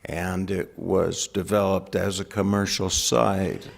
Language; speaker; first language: English; native; English